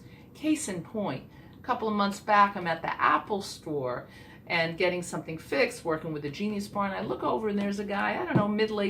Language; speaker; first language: English; native; English